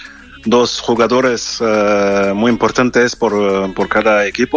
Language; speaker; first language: Spanish; non-native, fluent; French